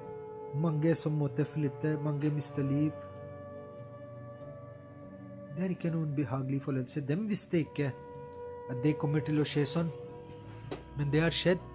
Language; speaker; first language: Norwegian; non-native, fluent; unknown